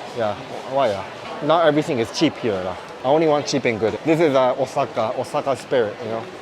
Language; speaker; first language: English; non-native, fluent; Japanese